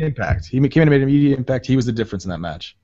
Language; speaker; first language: English; native; English